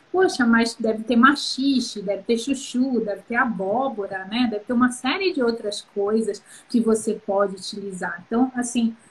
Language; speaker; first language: Portuguese; native; Portuguese